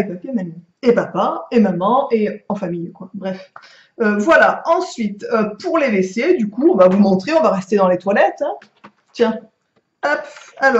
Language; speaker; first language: French; native; French